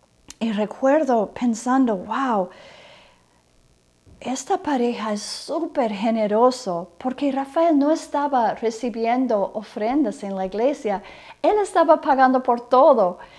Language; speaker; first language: Spanish; non-native, fluent; English